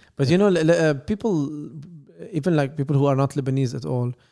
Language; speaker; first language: English; non-native, fluent; Arabic